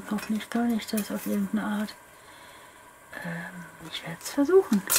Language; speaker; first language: German; native; German